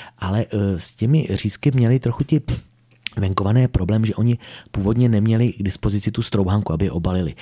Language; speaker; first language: Czech; native; Czech